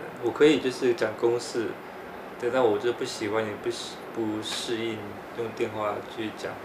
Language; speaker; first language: Chinese; native; Chinese